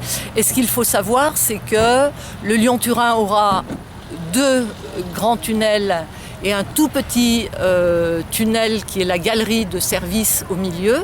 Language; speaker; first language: French; native; French